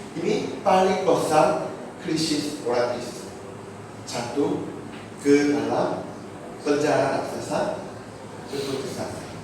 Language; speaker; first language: Indonesian; non-native, fluent; Korean